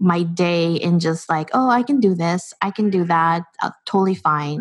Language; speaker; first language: English; non-native, local second language; Filipino